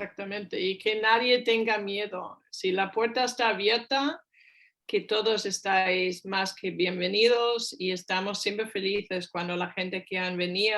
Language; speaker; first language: Spanish; non-native, fluent; German